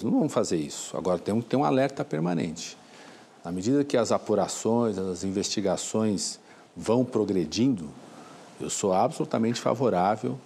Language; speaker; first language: Portuguese; native; Portuguese